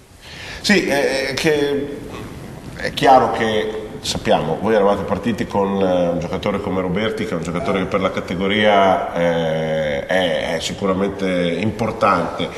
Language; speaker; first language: Italian; native; Italian